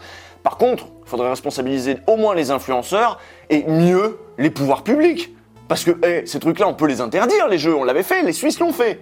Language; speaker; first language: French; native; French